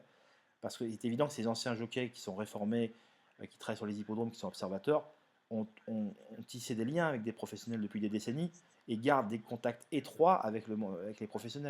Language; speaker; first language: French; native; French